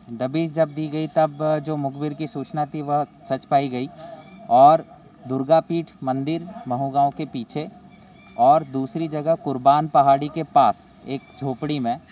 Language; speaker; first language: Hindi; native; Hindi